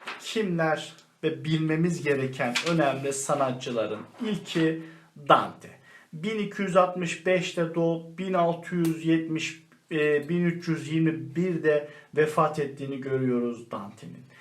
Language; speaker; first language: Turkish; native; Turkish